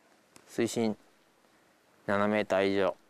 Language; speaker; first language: Japanese; native; Japanese